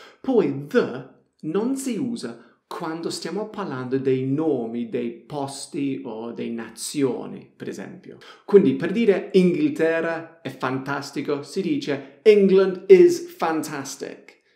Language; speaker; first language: Italian; non-native, fluent; English